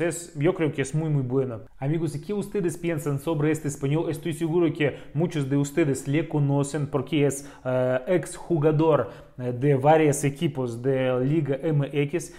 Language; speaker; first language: Spanish; non-native, learner; Russian